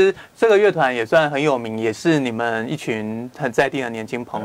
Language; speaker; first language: Chinese; native; Chinese